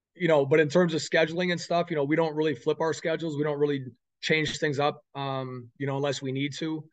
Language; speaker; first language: English; native; English